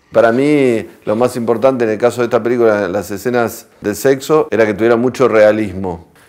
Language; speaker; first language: Spanish; native; Spanish